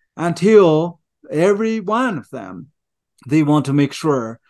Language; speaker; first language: English; non-native, fluent; Chinese